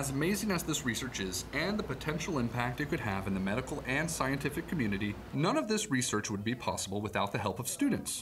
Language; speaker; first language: English; native; English